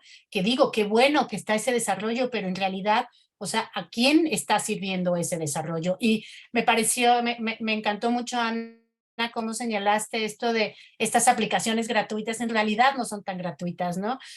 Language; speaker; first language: Spanish; native; Spanish